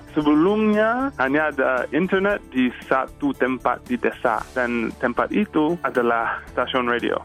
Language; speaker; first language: Indonesian; non-native, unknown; English